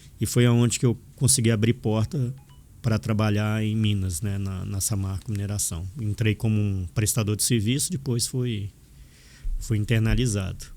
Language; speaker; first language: Portuguese; native; Portuguese